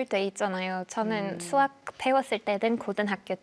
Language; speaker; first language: Korean; non-native, fluent; English